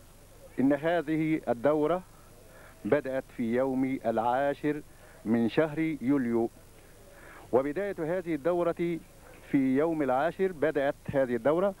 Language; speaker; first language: Arabic; non-native, fluent; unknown